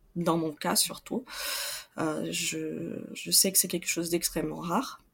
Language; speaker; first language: French; non-native, fluent; Portuguese